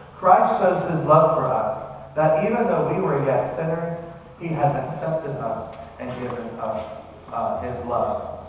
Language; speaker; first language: English; native; English